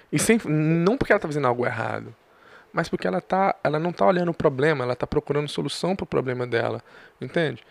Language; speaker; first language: Portuguese; early bilingual, other home language; English